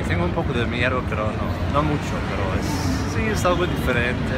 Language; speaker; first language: Spanish; non-native, fluent; English